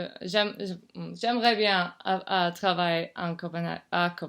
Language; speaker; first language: French; non-native, learner; English